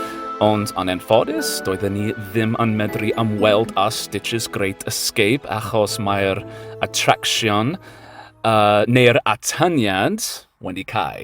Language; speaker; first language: Welsh; non-native, learner; English